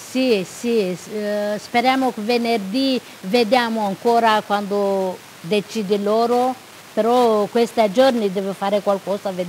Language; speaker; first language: Italian; non-native, local second language; Romanian